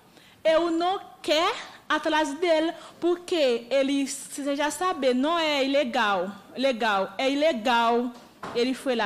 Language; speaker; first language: Portuguese; non-native, learner; Haitian Creole